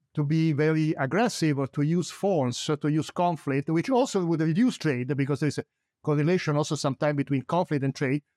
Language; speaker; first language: English; non-native, fluent; Italian